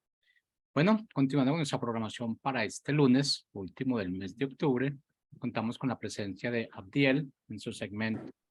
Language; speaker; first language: Spanish; native; Spanish